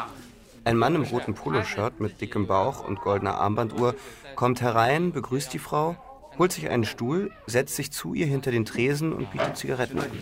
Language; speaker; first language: German; native; German